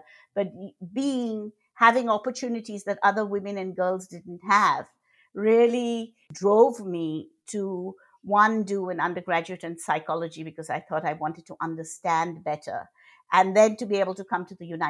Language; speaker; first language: English; non-native, local second language; Bangla